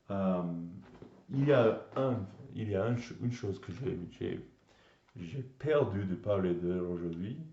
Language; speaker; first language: French; non-native, learner; English